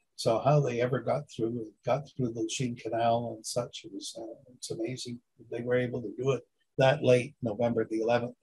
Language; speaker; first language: English; native; English